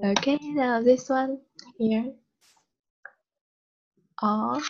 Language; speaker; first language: English; non-native, learner; Vietnamese